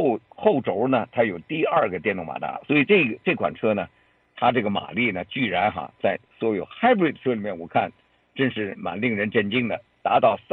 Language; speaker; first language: Chinese; native; Chinese